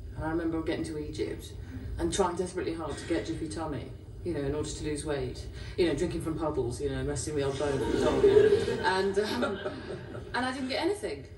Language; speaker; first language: English; native; English